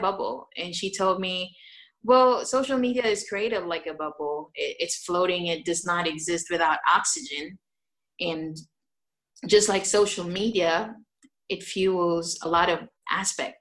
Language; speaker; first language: English; non-native, local second language; Filipino